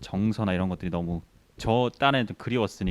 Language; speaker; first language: Korean; early bilingual, heritage; Korean